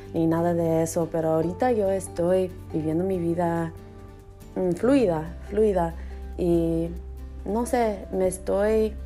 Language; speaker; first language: Spanish; early bilingual, heritage; Spanish